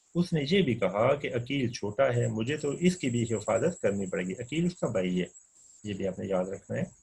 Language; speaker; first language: Urdu; non-native, local second language; Punjabi